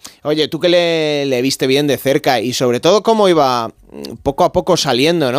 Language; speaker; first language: Spanish; native; Spanish